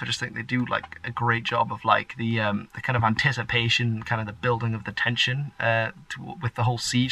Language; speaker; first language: English; early bilingual, other home language; Dutch